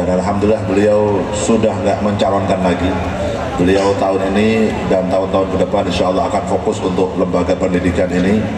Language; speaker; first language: Indonesian; non-native, local second language; Javanese